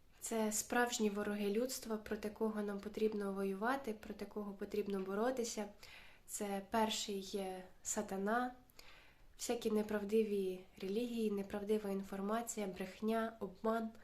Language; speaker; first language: Ukrainian; native; Ukrainian